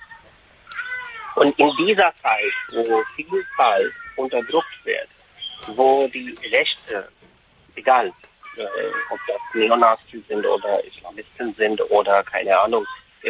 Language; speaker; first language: German; non-native, fluent; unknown